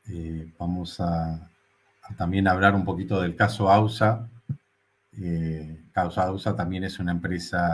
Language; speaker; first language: Spanish; native; Spanish